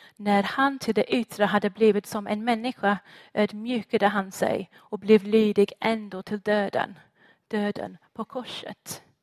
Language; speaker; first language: Swedish; non-native, fluent; English